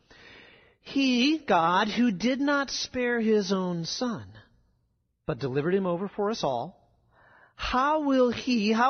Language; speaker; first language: English; native; English